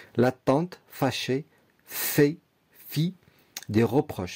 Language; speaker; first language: French; non-native, local second language; Arabic